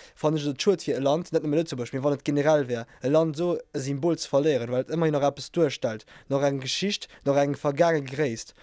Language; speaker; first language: Luxembourgish; non-native, fluent; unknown